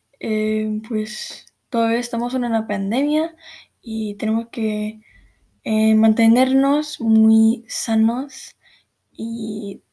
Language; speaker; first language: Spanish; early bilingual, heritage; Spanish